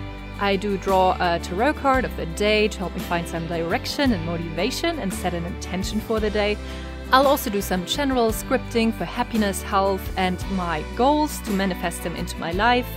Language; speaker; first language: English; non-native, fluent; German